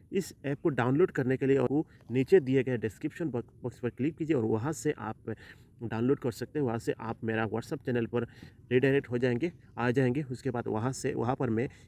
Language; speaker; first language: Hindi; non-native, local second language; Assamese